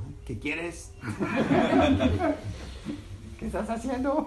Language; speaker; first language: Spanish; non-native, fluent; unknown